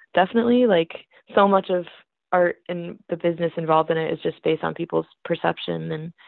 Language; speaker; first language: English; native; English